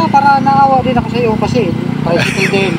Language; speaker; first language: Filipino; non-native, local second language; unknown